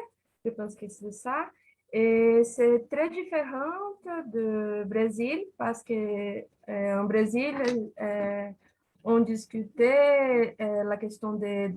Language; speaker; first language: French; non-native, learner; Portuguese